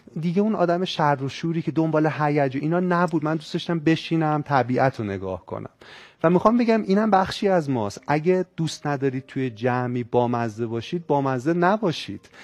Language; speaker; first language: Persian; native; Persian